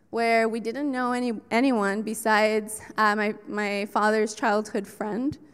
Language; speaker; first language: English; early bilingual, other home language; Spanish